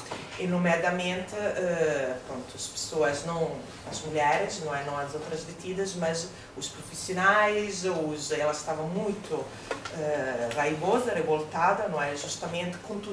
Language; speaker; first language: Portuguese; non-native, fluent; Italian